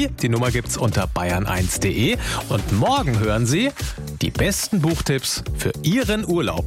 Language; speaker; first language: German; native; German